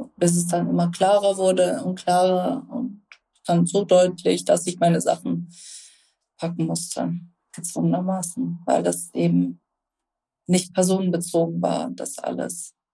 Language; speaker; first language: German; early bilingual, other home language; Russian